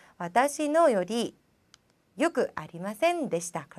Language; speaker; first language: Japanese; non-native, fluent; Korean